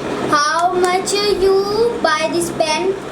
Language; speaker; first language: English; non-native, learner; Hindi